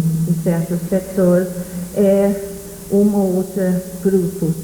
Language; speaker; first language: Portuguese; non-native, fluent; English